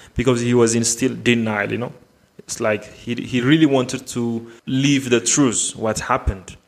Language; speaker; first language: English; non-native, fluent; Amharic